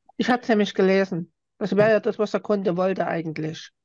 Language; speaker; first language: German; native; German